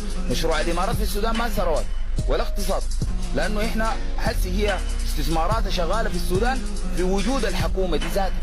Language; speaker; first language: Arabic; native; Arabic